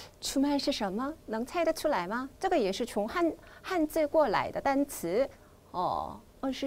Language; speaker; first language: Chinese; non-native, fluent; Korean